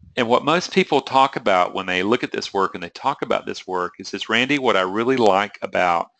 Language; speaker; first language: English; native; English